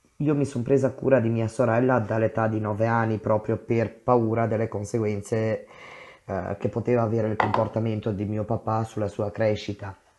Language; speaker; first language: Italian; non-native, fluent; Romanian